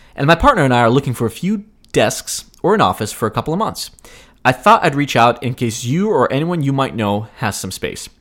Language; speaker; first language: English; early bilingual, other home language; Russian